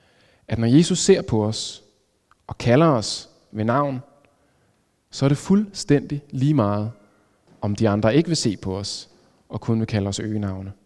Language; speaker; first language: Danish; native; Danish